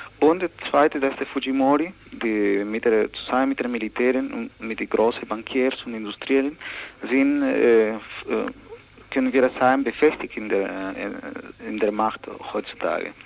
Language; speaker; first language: German; non-native, learner; Spanish